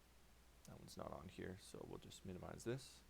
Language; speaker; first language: English; native; English